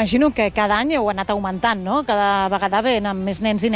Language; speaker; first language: Catalan; native; Catalan